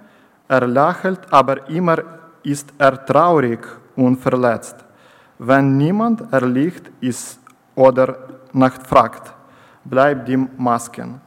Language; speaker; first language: German; non-native, learner; Ukrainian